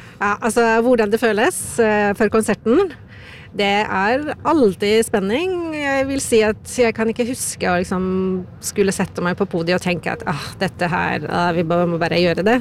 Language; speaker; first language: Norwegian; non-native, fluent; Polish